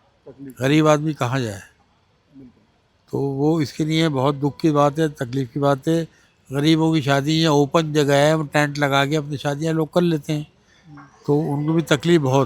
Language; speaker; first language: Hindi; native; Hindi